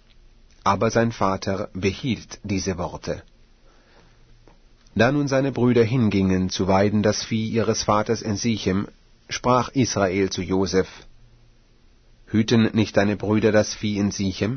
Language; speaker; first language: German; native; German